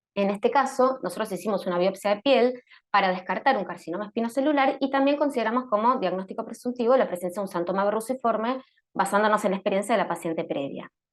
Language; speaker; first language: Spanish; native; Spanish